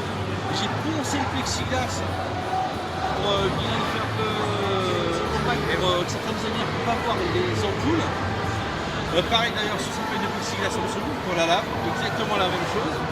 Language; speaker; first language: French; native; French